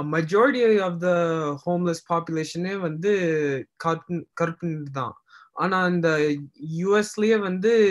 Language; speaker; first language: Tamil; early bilingual, heritage; Tamil